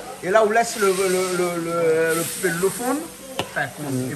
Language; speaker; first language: French; native; French